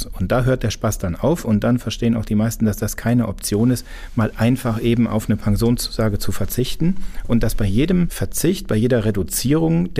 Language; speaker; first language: German; native; German